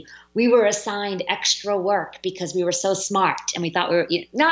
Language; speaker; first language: English; native; English